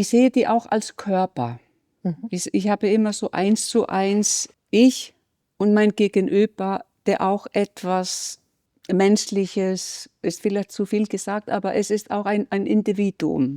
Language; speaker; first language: German; non-native, fluent; Icelandic